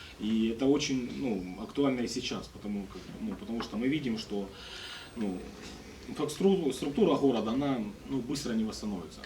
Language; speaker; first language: Russian; native; Russian